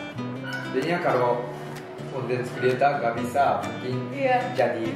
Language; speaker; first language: Indonesian; non-native, learner; Japanese